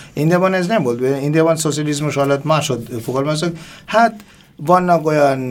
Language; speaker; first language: Hungarian; non-native, fluent; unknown